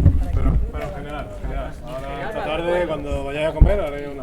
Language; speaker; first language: Spanish; native; Spanish